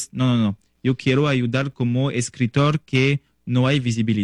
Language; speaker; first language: Spanish; non-native, learner; French